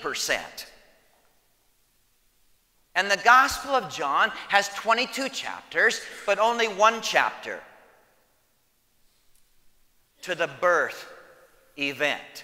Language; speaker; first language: English; native; English